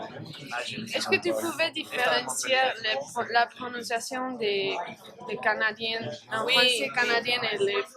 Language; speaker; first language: French; non-native, learner; Spanish